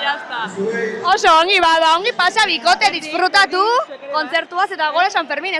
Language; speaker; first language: Basque; native; Basque